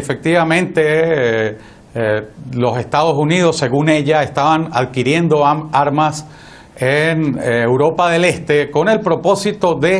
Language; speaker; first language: Spanish; native; Spanish